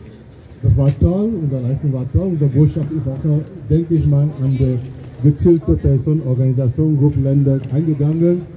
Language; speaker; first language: German; non-native, fluent; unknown